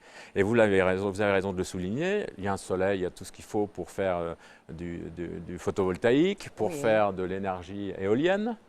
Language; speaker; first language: French; native; French